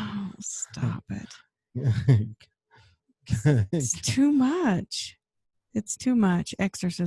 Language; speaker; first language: English; native; English